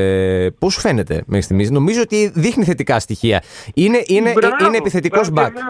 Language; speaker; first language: Greek; native; Greek